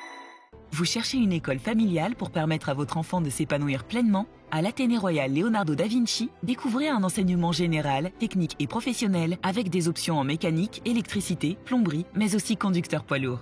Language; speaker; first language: French; native; French